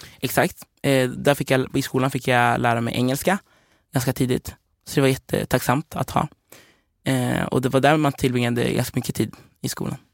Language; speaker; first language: Swedish; early bilingual, other home language; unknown